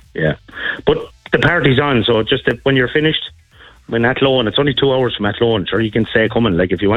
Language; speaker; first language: English; native; English